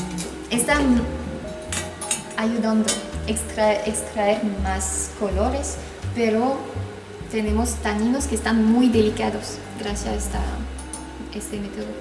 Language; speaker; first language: Spanish; non-native, fluent; French